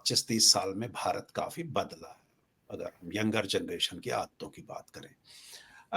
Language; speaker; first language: Hindi; native; Hindi